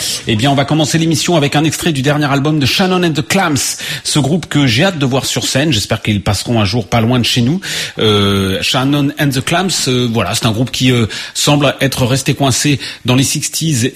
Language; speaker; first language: French; native; French